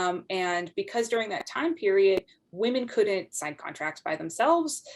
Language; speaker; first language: English; native; English